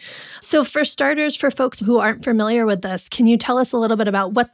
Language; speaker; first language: English; native; English